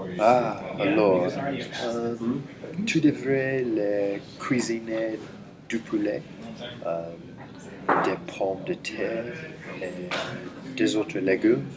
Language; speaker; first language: French; non-native, learner; English